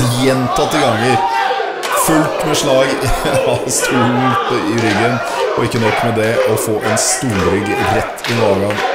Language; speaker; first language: Norwegian; native; Norwegian